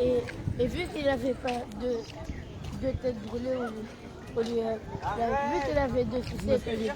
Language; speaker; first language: French; early bilingual, other home language; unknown